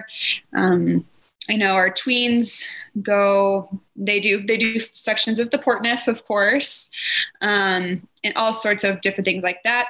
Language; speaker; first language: English; native; English